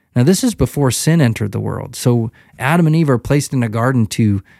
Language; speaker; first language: English; native; English